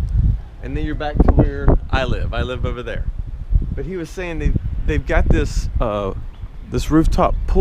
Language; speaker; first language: English; native; English